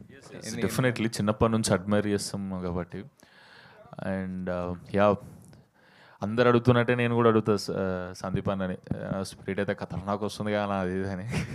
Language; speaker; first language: Telugu; native; Telugu